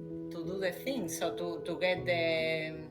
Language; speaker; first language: English; non-native, learner; Spanish